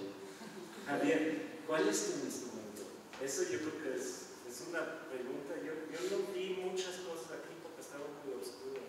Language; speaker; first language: Spanish; non-native, fluent; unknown